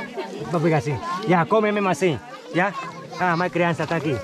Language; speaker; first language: Portuguese; non-native, learner; Vietnamese